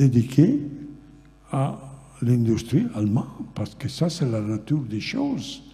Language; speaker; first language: French; non-native, fluent; Italian